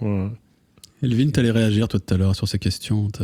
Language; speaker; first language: French; native; French